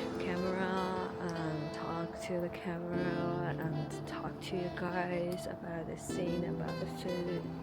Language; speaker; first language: English; non-native, learner; Chinese